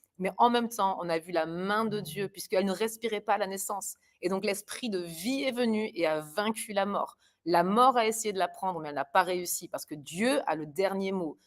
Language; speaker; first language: French; early bilingual, other home language; German